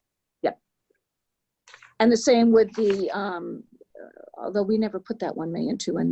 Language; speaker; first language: English; native; English